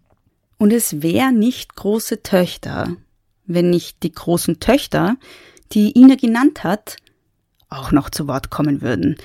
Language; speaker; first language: German; native; German